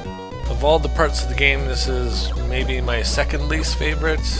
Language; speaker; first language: English; native; English